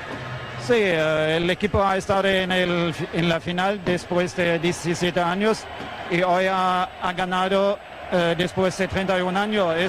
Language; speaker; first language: Spanish; non-native, fluent; German